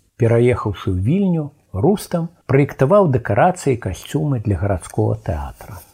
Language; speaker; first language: Belarusian; native; Belarusian